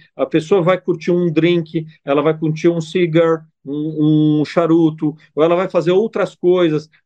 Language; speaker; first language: Portuguese; non-native, fluent; Italian